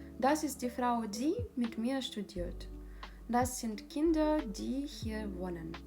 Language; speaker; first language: German; non-native, fluent; Ukrainian